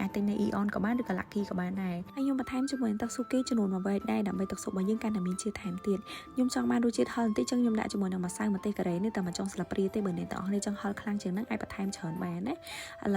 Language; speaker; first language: Khmer; native; Khmer